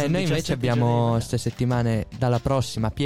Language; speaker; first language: Italian; native; Italian